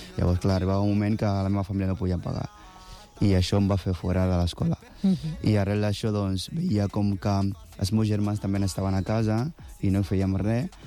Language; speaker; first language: Catalan; non-native, fluent; Akan